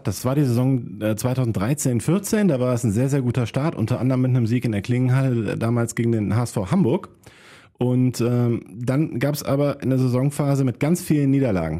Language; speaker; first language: German; native; German